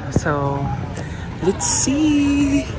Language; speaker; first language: English; non-native, local second language; Cebuano